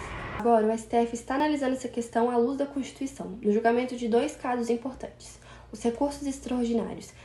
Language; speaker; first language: Portuguese; native; Portuguese